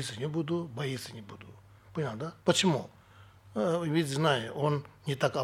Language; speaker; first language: Russian; non-native, learner; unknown